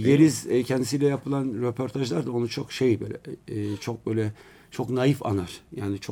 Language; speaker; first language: Turkish; native; Turkish